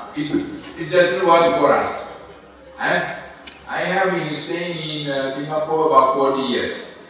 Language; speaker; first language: English; non-native, local second language; Sinhala